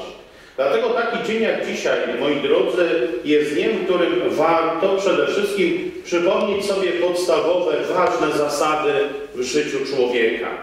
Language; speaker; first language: Polish; native; Polish